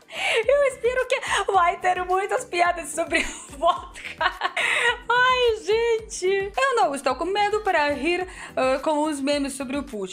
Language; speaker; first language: Portuguese; non-native, learner; Russian